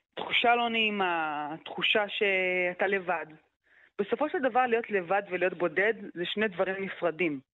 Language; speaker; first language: Hebrew; early bilingual, other home language; Arabic